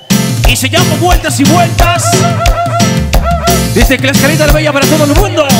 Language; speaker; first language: Spanish; native; Spanish